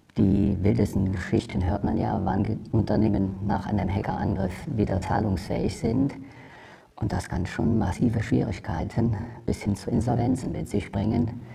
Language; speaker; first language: German; native; German